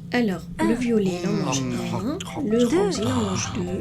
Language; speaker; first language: French; native; French